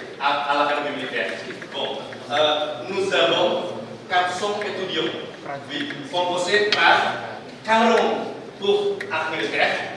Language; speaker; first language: French; non-native, fluent; Indonesian